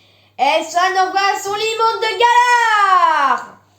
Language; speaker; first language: French; native; French